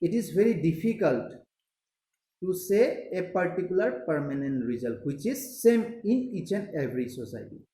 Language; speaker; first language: English; non-native, local second language; Assamese